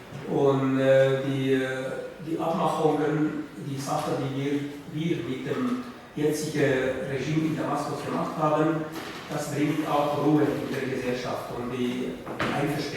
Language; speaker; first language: German; non-native, fluent; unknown